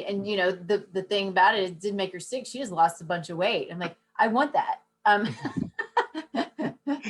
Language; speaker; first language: English; native; English